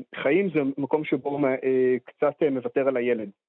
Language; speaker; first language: Hebrew; native; Hebrew